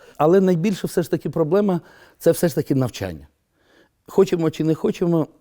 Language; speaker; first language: Ukrainian; non-native, local second language; Romanian